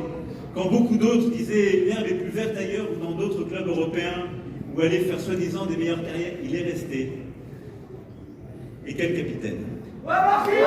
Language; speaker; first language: French; native; French